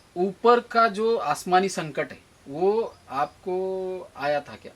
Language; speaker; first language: Hindi; non-native, local second language; Marathi